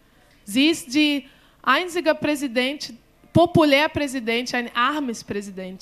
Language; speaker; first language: German; non-native, learner; Portuguese